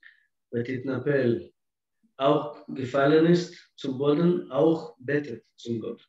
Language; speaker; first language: German; non-native, fluent; Russian